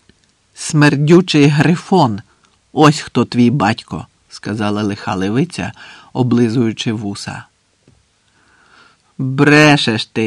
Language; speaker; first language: Ukrainian; native; Ukrainian